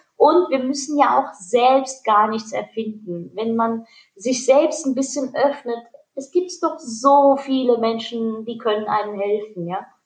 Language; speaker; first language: German; early bilingual, other home language; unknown